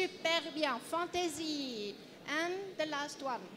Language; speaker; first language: English; non-native, fluent; French